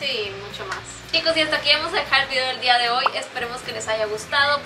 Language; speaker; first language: Spanish; native; Spanish